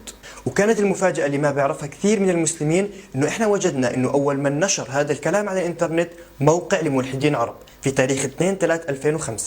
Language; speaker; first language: Arabic; native; Arabic